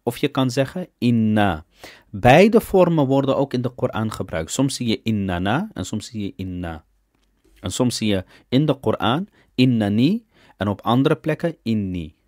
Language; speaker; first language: Dutch; early bilingual, other home language; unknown